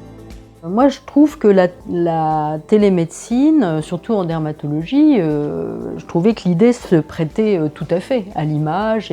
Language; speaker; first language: French; native; French